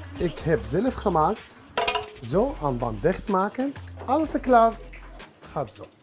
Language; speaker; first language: Dutch; non-native, learner; Arabic